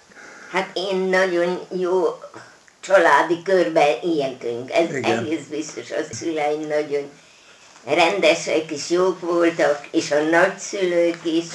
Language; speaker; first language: Hungarian; non-native, local second language; German